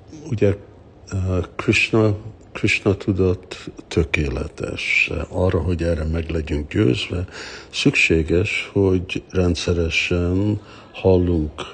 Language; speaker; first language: Hungarian; early bilingual, heritage; Hungarian